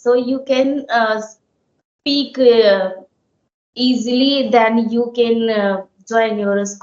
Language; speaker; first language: English; non-native, learner; Hindi